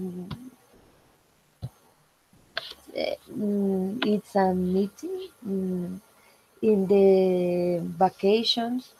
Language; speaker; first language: English; non-native, learner; Spanish